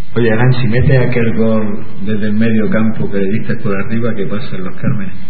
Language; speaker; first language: Spanish; native; Spanish